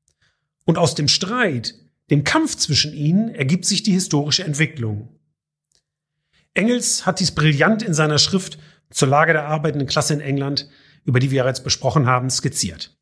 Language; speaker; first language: German; native; German